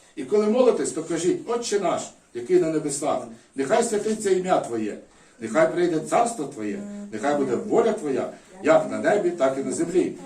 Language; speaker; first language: Ukrainian; non-native, local second language; Russian